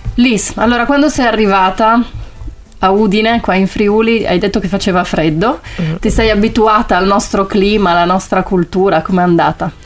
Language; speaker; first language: Italian; native; Italian